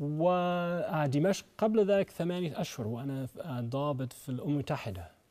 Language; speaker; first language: Arabic; non-native, fluent; English